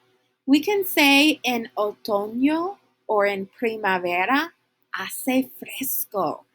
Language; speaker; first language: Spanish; non-native, fluent; English